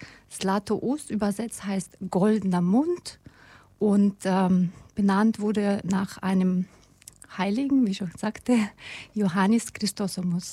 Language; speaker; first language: German; non-native, fluent; Russian